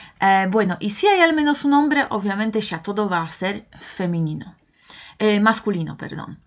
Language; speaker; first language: Spanish; non-native, fluent; Polish